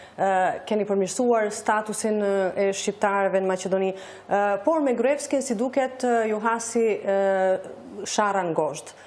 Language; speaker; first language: Albanian; native; Albanian